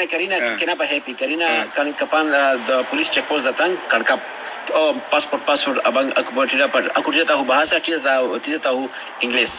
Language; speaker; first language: Indonesian; non-native, learner; Pashto